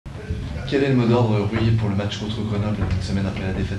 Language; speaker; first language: French; native; French